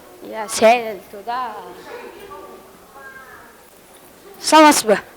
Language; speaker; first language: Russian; non-native, local second language; Kyrgyz